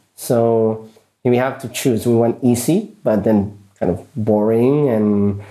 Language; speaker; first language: English; early bilingual, other home language; Spanish